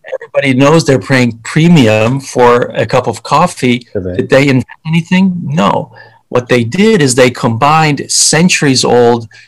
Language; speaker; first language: English; early bilingual, other home language; Hungarian